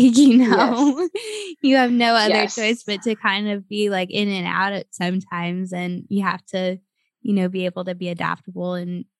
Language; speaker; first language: English; native; English